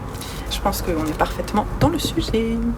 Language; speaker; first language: French; native; French